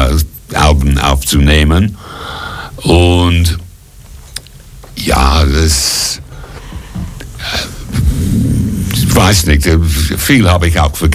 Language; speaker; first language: German; non-native, fluent; English